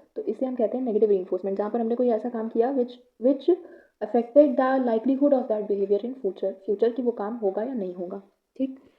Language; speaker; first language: Hindi; native; Hindi